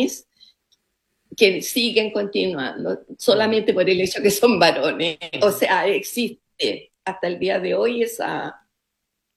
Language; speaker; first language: Spanish; native; Spanish